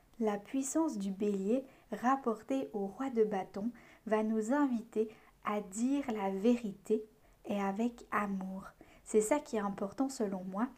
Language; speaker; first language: French; native; French